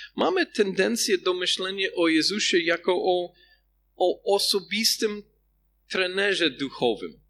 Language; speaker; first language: Polish; non-native, fluent; English